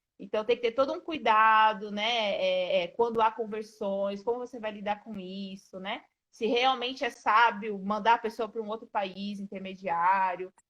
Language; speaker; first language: Portuguese; native; Portuguese